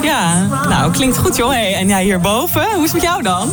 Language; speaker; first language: Dutch; native; Dutch